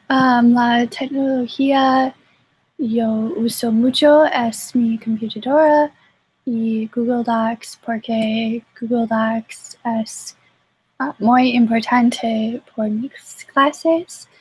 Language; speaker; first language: Spanish; non-native, learner; English